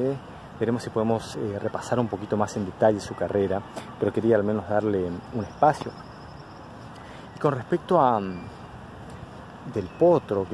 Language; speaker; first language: Spanish; native; Spanish